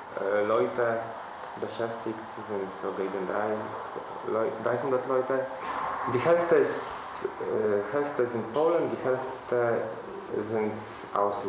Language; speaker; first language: German; non-native, fluent; Polish